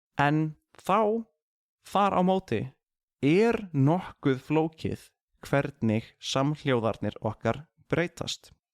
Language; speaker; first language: Icelandic; native; Icelandic